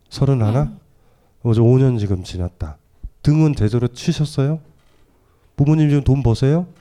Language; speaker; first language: Korean; native; Korean